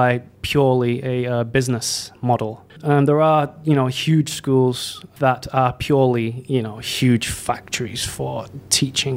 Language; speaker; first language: English; native; English